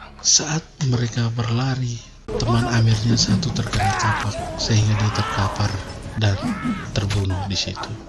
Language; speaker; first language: Indonesian; native; Indonesian